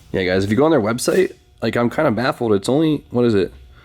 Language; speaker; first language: English; native; English